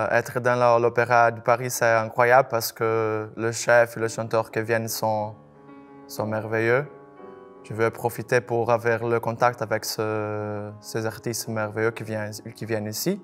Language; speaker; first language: French; non-native, fluent; Portuguese